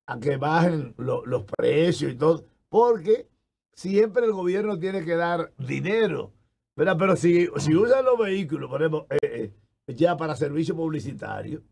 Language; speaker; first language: Spanish; native; Spanish